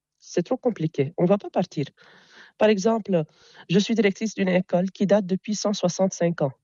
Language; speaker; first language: French; non-native, local second language; Arabic